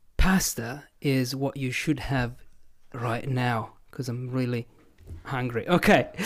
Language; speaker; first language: English; non-native, fluent; Italian